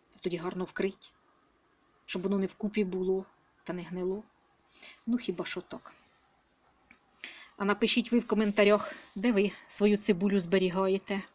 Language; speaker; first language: Ukrainian; native; Ukrainian